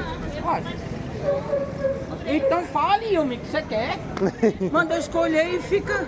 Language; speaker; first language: Portuguese; native; Portuguese